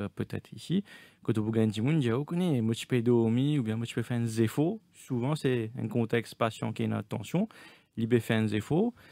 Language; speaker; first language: French; non-native, local second language; Morisyen